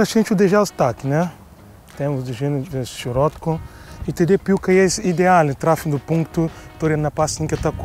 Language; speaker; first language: Polish; non-native, learner; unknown